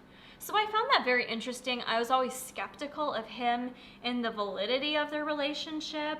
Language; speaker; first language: English; native; English